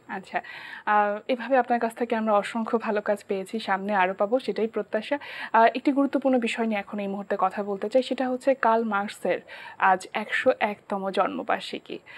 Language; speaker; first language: Bangla; native; Bangla